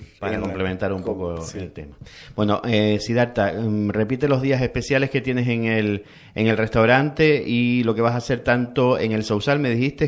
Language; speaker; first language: Spanish; native; Spanish